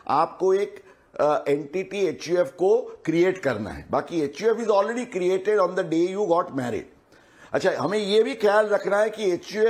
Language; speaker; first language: Hindi; non-native, local second language; Gujarati